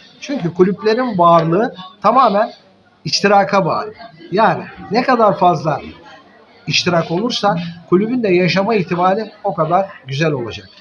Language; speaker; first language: Turkish; native; Turkish